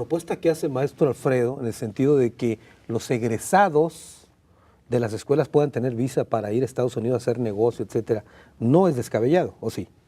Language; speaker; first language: Spanish; native; Spanish